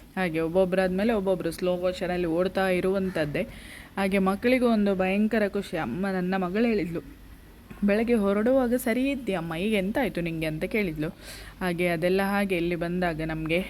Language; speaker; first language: Kannada; non-native, local second language; Konkani